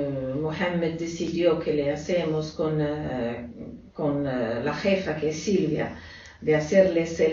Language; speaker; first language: Spanish; non-native, fluent; Arabic